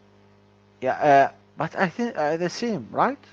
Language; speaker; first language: English; non-native, learner; Arabic